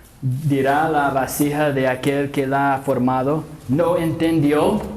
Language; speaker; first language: Spanish; non-native, fluent; English